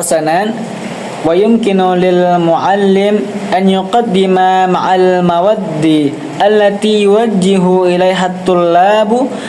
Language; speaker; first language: Arabic; non-native, learner; Indonesian